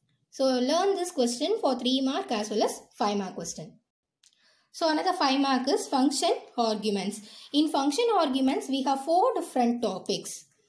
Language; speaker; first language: English; non-native, local second language; Tamil